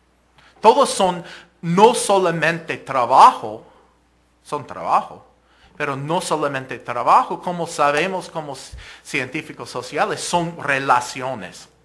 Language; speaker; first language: Spanish; non-native, fluent; English